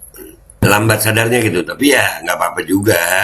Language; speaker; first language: Indonesian; native; Indonesian